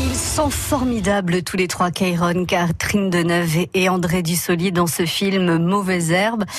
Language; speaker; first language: French; native; French